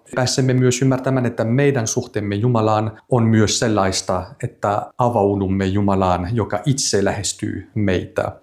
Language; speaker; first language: Finnish; non-native, fluent; French